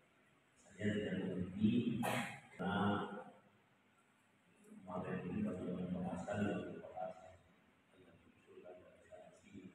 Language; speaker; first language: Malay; non-native, local second language; Javanese